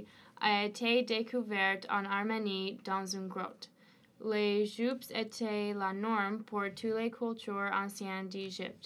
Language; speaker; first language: French; non-native, learner; English